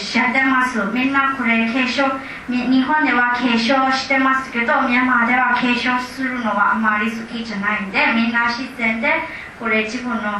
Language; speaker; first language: Japanese; non-native, learner; Burmese